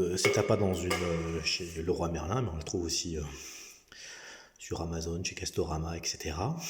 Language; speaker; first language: French; native; French